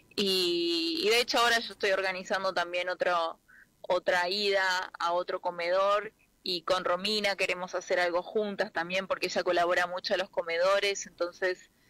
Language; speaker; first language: Spanish; native; Spanish